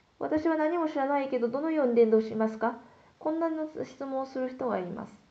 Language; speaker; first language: Japanese; non-native, fluent; Korean